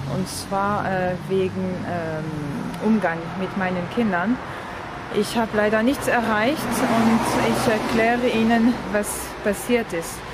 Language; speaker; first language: German; non-native, fluent; French